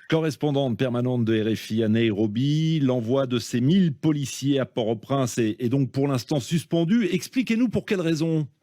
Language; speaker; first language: French; native; French